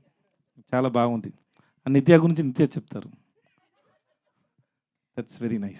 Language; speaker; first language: Telugu; non-native, learner; Tamil